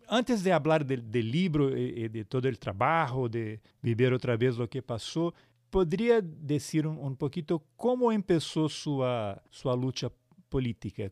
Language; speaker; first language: Spanish; non-native, learner; Portuguese